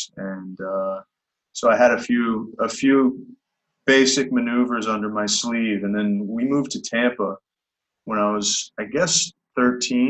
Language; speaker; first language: English; native; English